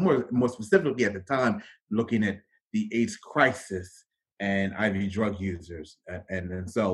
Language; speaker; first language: English; native; English